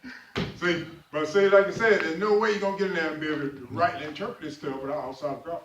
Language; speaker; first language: English; native; English